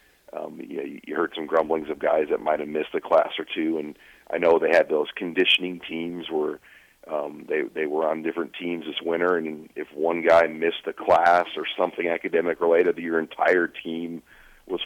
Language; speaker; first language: English; native; English